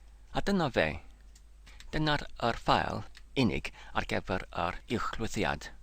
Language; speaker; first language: Welsh; non-native, learner; English